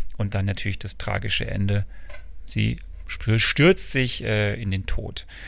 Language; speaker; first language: German; native; German